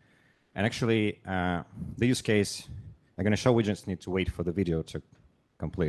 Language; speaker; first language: English; non-native, fluent; Russian